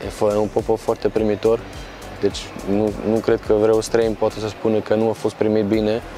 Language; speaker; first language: Romanian; non-native, fluent; Croatian